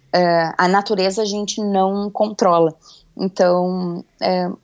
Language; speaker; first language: Portuguese; native; Portuguese